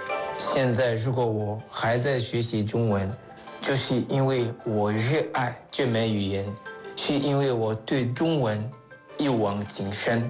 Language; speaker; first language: Chinese; non-native, fluent; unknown